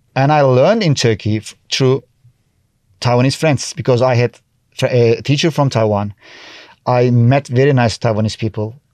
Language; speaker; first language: English; non-native, fluent; Turkish